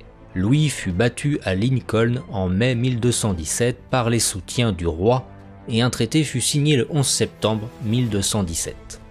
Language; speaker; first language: French; native; French